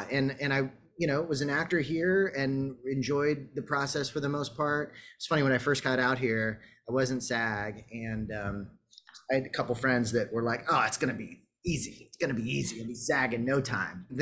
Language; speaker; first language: English; native; English